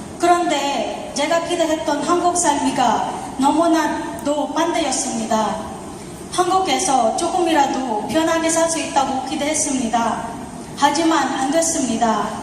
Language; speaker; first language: Korean; non-native, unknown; Filipino